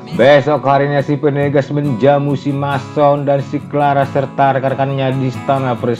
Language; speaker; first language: Indonesian; native; Indonesian